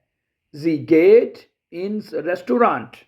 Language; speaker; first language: German; non-native, fluent; Urdu